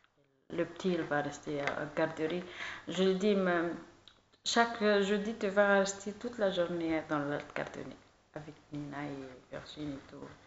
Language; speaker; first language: French; non-native, learner; Arabic